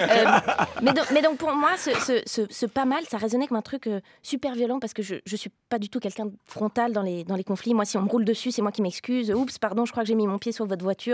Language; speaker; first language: French; native; French